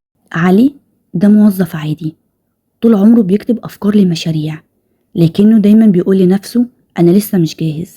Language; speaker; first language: Arabic; native; Arabic